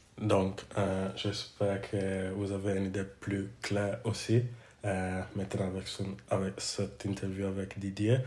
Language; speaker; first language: French; non-native, learner; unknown